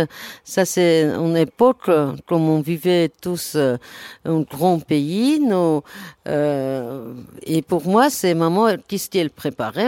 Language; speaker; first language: French; non-native, learner; Armenian